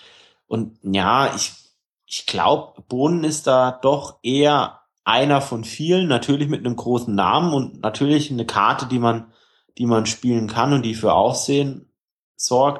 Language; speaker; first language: German; native; German